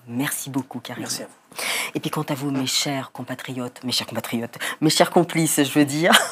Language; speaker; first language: French; native; French